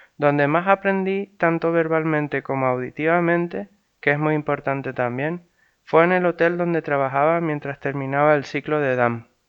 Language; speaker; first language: Spanish; early bilingual, other home language; Serbian